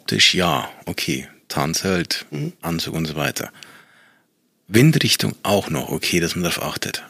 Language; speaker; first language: German; native; German